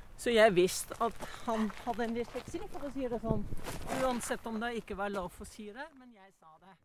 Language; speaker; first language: Norwegian; non-native, fluent; Dutch